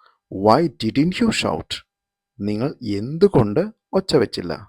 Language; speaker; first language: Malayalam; native; Malayalam